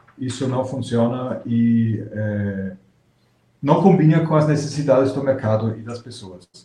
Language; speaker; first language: Portuguese; non-native, fluent; German